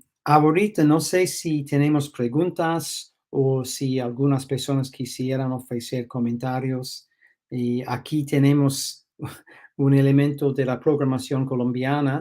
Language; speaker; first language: Spanish; non-native, fluent; English